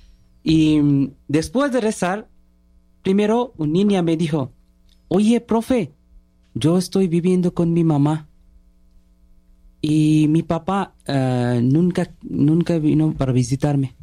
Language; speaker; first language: Spanish; non-native, learner; Bangla